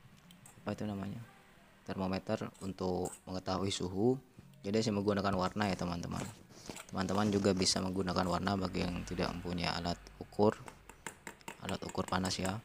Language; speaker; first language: Indonesian; non-native, local second language; Madurese